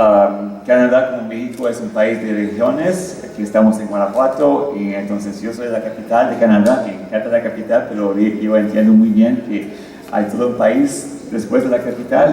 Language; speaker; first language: Spanish; non-native, fluent; French